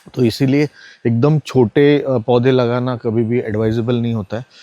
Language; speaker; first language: Hindi; non-native, local second language; Marathi